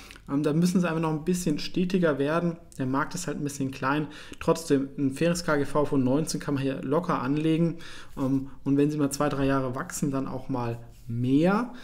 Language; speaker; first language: German; native; German